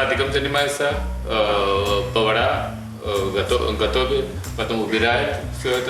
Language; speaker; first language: Russian; non-native, fluent; Nepali